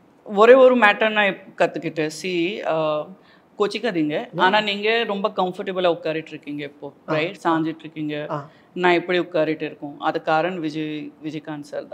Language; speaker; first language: Tamil; non-native, learner; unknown